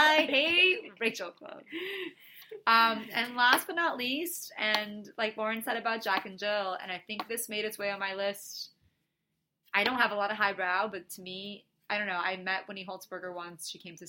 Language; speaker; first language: English; early bilingual, other home language; Portuguese